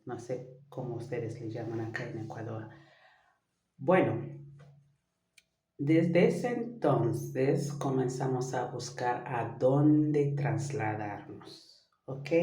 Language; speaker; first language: Spanish; non-native, fluent; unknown